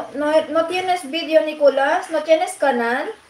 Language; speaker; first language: Spanish; non-native, fluent; Filipino